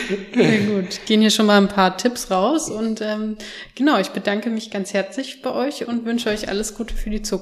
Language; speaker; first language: German; native; German